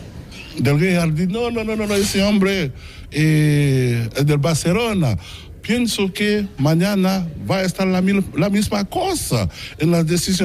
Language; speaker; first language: Spanish; non-native, fluent; Haitian Creole